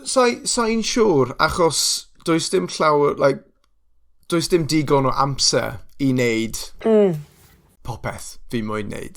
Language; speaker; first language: Welsh; non-native, local second language; English